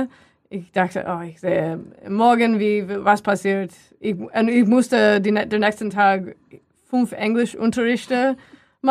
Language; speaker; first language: German; non-native, learner; English